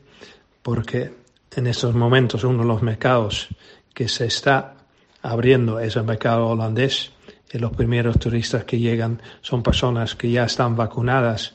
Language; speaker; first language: Spanish; non-native, fluent; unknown